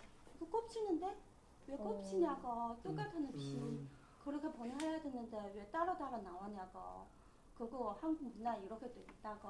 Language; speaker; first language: Korean; non-native, learner; Chinese